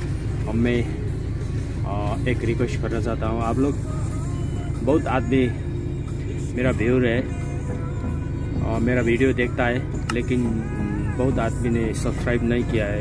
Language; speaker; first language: Hindi; non-native, learner; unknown